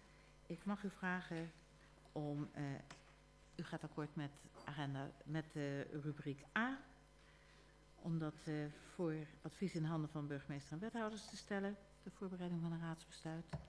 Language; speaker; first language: Dutch; native; Dutch